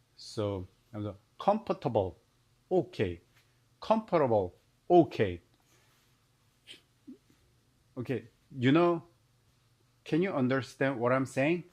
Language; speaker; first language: English; non-native, learner; Korean